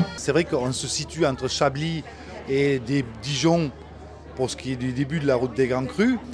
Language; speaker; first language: French; non-native, fluent; German